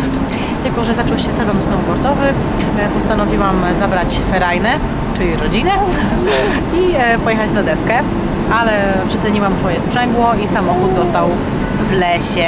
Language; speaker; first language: Polish; native; Polish